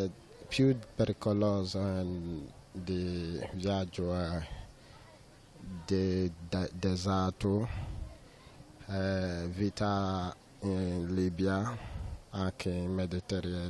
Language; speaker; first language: Italian; non-native, learner; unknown